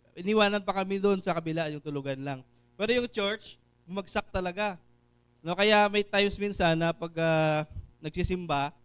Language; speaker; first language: Filipino; non-native, local second language; Hiligaynon